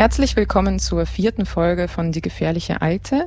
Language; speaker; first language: German; native; German